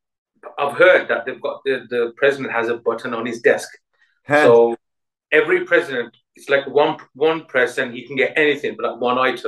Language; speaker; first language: English; native; English